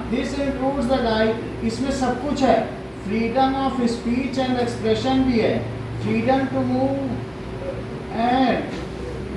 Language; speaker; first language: Hindi; native; Hindi